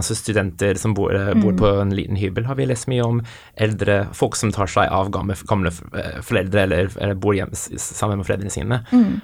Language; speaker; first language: Norwegian; native; Norwegian